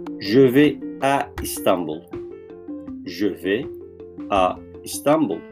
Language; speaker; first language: French; non-native, learner; Turkish